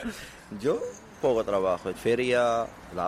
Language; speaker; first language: Spanish; non-native, learner; Arabic